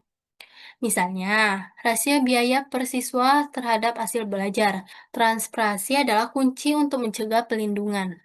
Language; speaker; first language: Indonesian; native; Indonesian